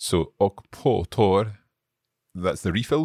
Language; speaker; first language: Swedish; non-native, learner; English